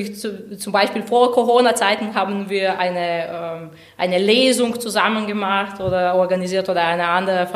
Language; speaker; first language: German; non-native, fluent; Slovenian